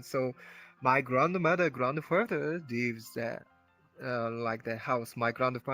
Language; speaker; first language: English; non-native, learner; Japanese